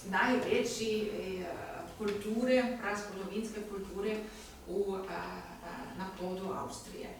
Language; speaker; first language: Slovenian; non-native, learner; German